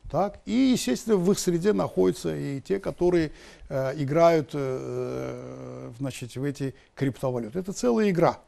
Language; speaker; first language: Russian; non-native, local second language; Azerbaijani